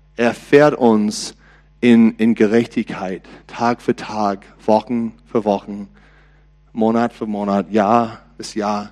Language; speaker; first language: German; non-native, learner; English